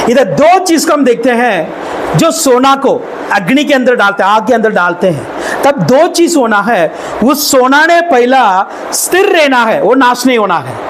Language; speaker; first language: Hindi; non-native, local second language; Tamil